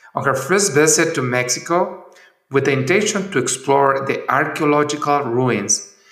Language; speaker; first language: English; non-native, fluent; Spanish